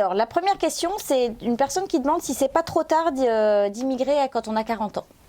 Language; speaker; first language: French; native; French